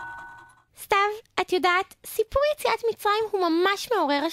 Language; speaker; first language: Hebrew; native; Hebrew